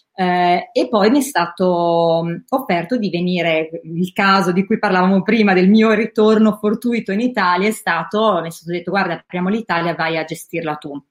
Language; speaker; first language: Italian; native; Italian